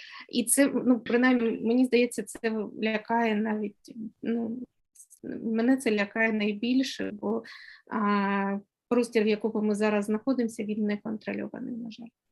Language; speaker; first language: Ukrainian; native; Ukrainian